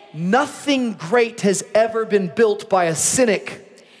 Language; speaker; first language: English; native; English